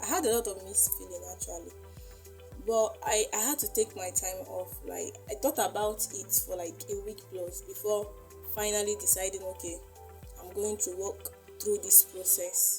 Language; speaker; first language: English; non-native, local second language; Igbo